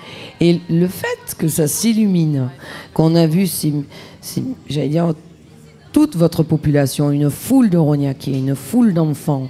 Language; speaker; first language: French; native; French